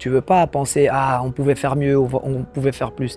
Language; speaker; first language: French; non-native, local second language; Dutch